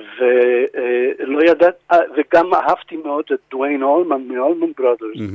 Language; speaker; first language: Hebrew; non-native, fluent; Polish